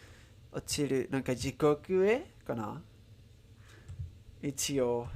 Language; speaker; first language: Japanese; non-native, learner; Spanish